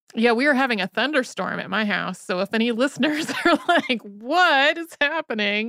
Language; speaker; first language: English; native; English